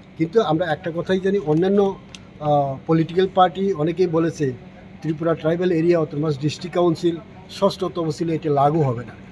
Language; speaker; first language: Bangla; non-native, local second language; Kok Borok